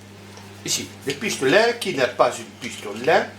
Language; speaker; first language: French; non-native, learner; Dutch